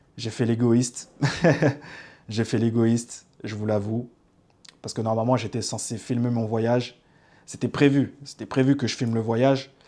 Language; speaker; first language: French; native; French